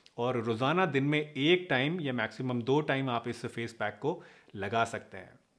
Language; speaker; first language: Hindi; native; Hindi